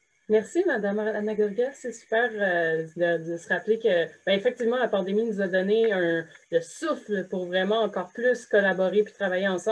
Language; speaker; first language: French; native; French